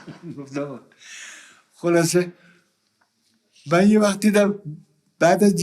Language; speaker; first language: Persian; native; Persian